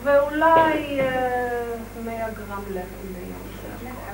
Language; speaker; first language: Hebrew; non-native, fluent; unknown